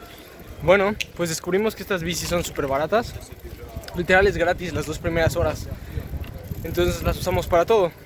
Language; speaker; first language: Spanish; native; Spanish